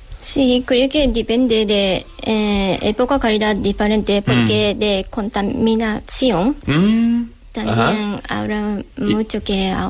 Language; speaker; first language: Spanish; non-native, learner; Japanese